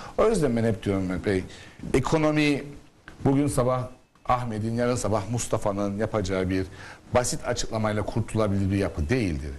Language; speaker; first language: Turkish; native; Turkish